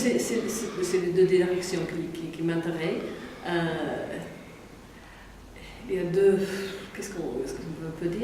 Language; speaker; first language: French; non-native, learner; English